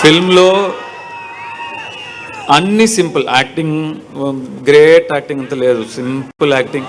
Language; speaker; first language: Telugu; non-native, learner; Tamil